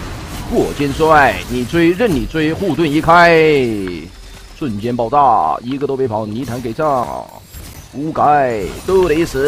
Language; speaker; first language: Chinese; native; Chinese